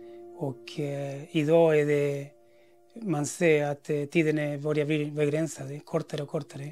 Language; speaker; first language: Swedish; non-native, fluent; Spanish